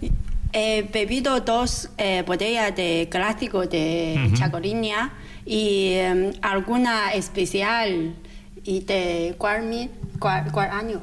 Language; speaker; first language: Spanish; non-native, learner; Chinese